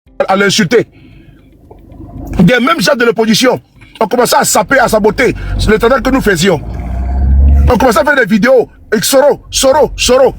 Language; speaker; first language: French; native; French